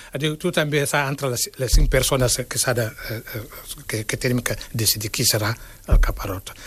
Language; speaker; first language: Catalan; non-native, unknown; Wolof